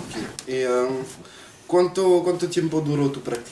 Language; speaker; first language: Spanish; non-native, learner; French